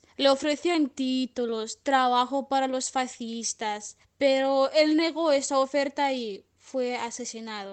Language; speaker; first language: Spanish; non-native, fluent; Russian